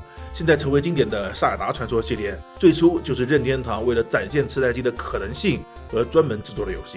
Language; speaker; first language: Chinese; native; Chinese